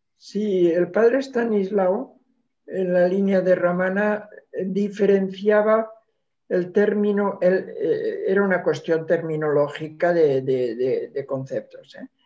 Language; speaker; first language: Spanish; non-native, local second language; Catalan